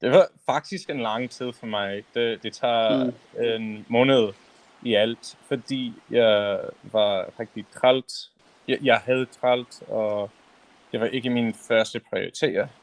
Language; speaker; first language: Danish; non-native, learner; English